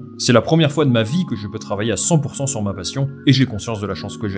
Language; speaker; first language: French; native; French